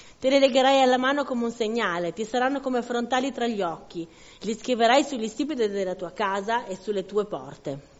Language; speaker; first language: Italian; native; Italian